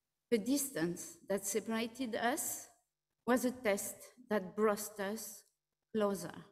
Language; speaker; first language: English; non-native, fluent; French